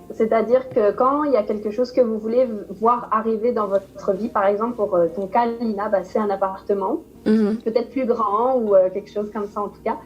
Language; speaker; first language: French; native; French